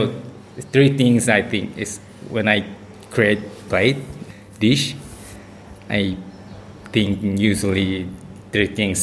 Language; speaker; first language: English; non-native, learner; Korean